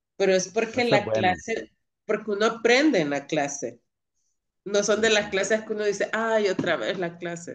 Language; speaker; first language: Spanish; native; Spanish